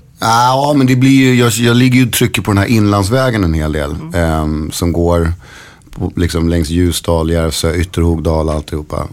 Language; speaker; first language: Swedish; native; Swedish